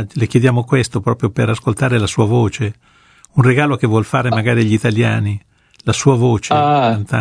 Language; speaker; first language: Italian; native; Italian